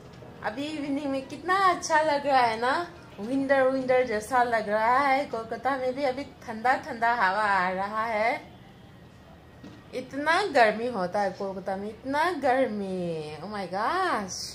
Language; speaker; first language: Hindi; non-native, local second language; Bangla